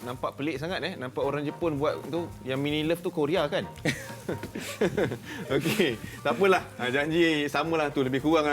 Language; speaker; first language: Malay; native; Malay